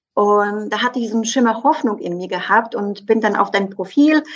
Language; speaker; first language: German; non-native, fluent; Polish